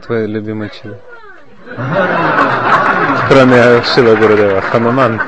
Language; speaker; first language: Russian; native; Russian